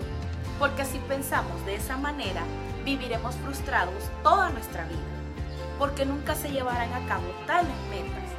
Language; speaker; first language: Spanish; native; Spanish